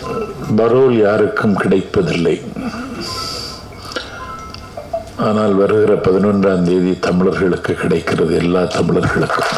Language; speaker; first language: Tamil; native; Tamil